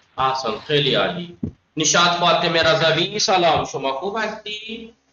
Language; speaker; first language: Persian; non-native, fluent; Urdu